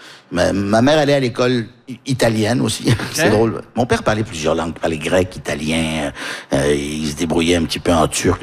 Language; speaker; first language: French; early bilingual, other home language; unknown